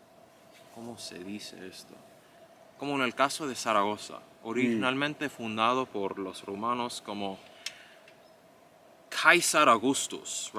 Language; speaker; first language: Spanish; non-native, fluent; English